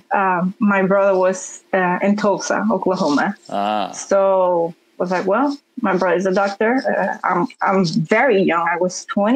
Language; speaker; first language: English; non-native, fluent; Spanish